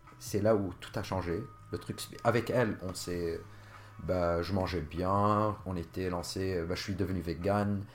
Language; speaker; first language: French; non-native, local second language; Arabic